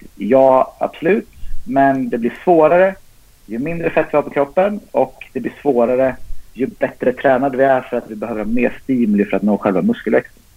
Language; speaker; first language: Swedish; native; Swedish